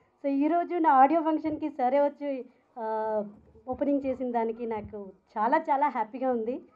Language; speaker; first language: Telugu; non-native, learner; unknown